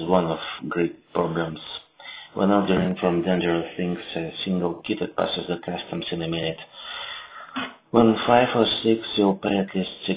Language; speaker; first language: English; non-native, learner; Russian